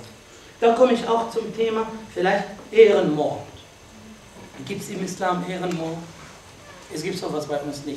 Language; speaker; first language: German; non-native, fluent; Arabic